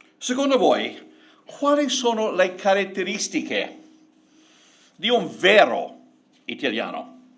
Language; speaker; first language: Italian; non-native, fluent; English